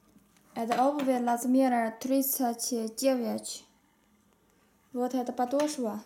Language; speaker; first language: Russian; non-native, learner; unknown